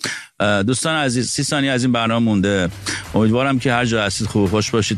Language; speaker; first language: Persian; native; Persian